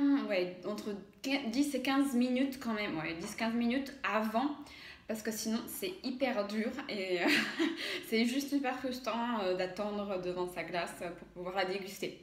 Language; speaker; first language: French; native; French